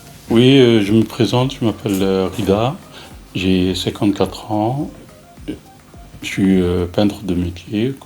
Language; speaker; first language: French; non-native, fluent; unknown